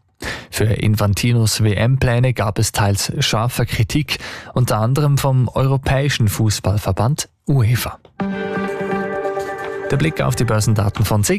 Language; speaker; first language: German; native; German